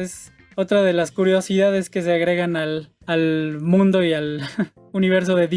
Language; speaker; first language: Spanish; native; Spanish